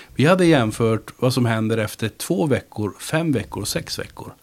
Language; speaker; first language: Swedish; native; Swedish